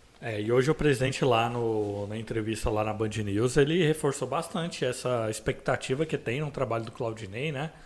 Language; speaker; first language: Portuguese; native; Portuguese